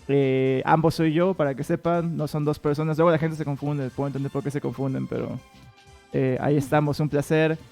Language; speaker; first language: Spanish; native; Spanish